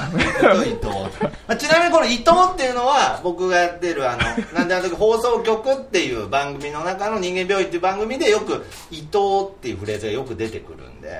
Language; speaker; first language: Japanese; native; Japanese